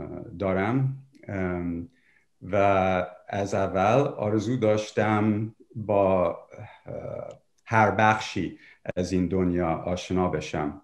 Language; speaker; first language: Persian; non-native, fluent; English